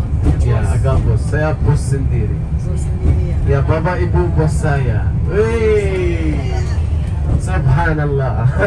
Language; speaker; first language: Indonesian; non-native, fluent; Arabic